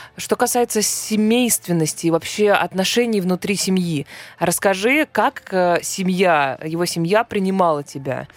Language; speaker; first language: Russian; native; Russian